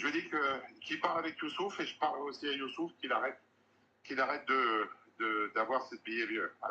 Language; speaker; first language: French; native; French